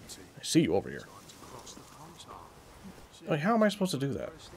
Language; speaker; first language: English; native; English